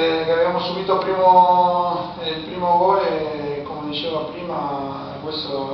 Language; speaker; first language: Italian; non-native, fluent; Spanish